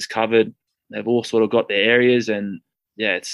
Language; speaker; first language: English; native; English